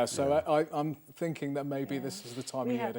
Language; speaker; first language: English; native; English